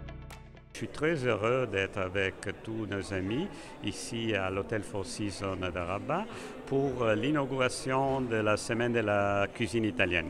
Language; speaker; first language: French; non-native, fluent; Italian